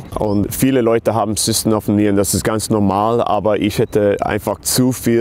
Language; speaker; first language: German; non-native, fluent; English